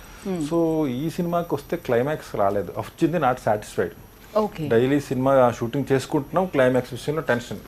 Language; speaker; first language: Telugu; native; Telugu